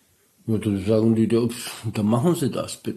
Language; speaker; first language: German; non-native, learner; Polish